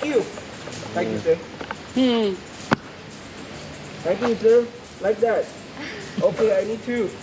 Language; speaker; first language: English; non-native, learner; Thai